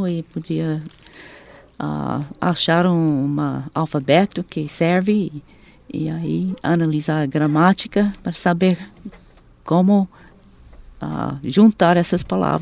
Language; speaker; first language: Portuguese; non-native, fluent; English